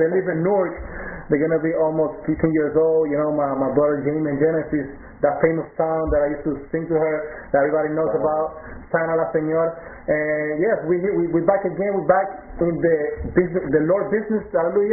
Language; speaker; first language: English; non-native, local second language; Spanish